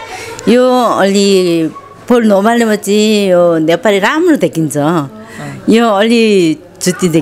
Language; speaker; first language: Nepali; non-native, learner; Korean